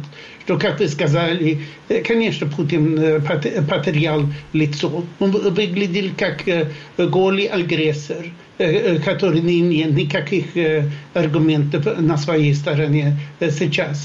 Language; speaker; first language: Russian; non-native, fluent; Swedish